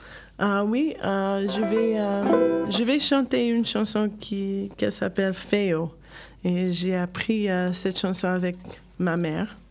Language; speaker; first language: French; non-native, learner; English